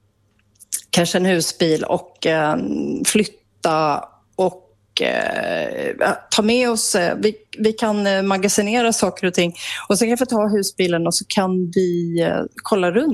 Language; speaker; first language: Swedish; native; Swedish